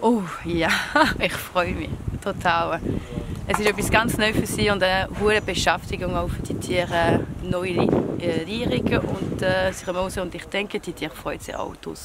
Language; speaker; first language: German; non-native, fluent; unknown